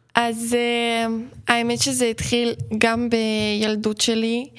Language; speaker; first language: Hebrew; non-native, fluent; Ukrainian